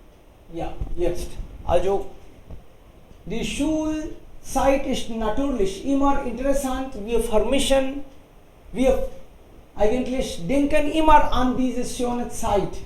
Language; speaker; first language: German; non-native, fluent; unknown